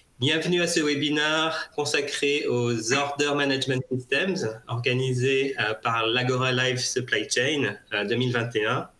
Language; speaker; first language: French; native; French